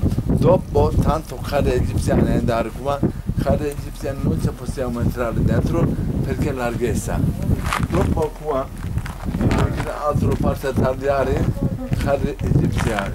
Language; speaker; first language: Italian; non-native, learner; Turkish